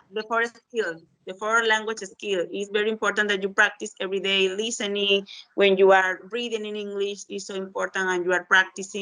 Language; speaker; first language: English; non-native, learner; Spanish